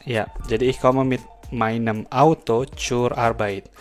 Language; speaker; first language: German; non-native, fluent; Indonesian